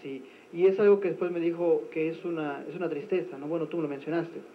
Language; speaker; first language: Spanish; native; Spanish